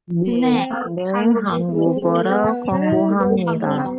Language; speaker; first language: Korean; non-native, learner; Indonesian